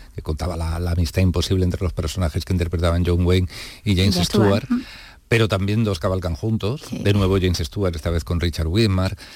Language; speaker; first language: Spanish; native; Spanish